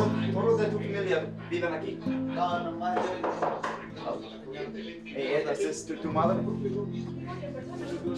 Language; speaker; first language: Spanish; non-native, learner; English